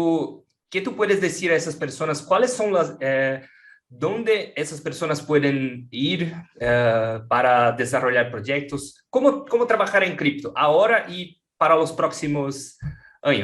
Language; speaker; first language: Spanish; non-native, fluent; Portuguese